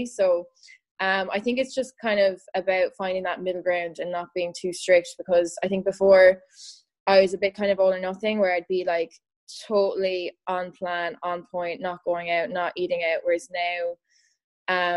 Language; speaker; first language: English; native; English